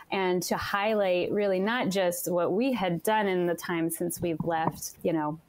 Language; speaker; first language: English; native; English